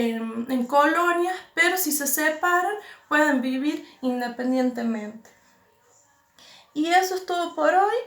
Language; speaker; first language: Spanish; native; Spanish